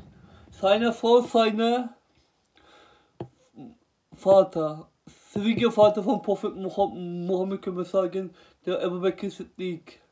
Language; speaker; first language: German; non-native, learner; Turkish